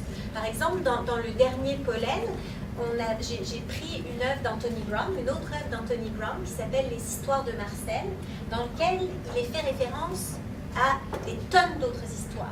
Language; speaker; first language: French; native; French